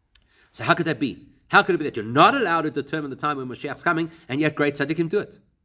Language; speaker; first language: English; native; English